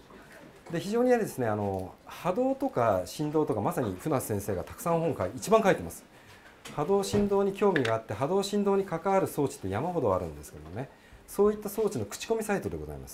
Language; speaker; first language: Japanese; native; Japanese